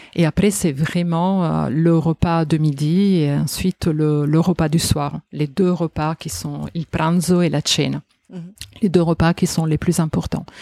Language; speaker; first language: French; non-native, fluent; Italian